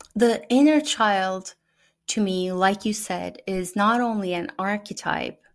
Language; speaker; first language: English; non-native, fluent; Turkish